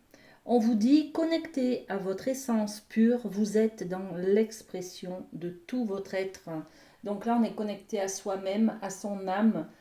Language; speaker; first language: French; native; French